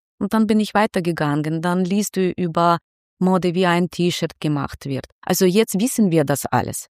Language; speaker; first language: German; non-native, fluent; Ukrainian